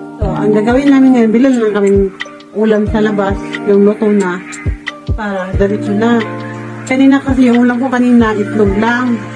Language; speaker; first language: Filipino; non-native, local second language; Cebuano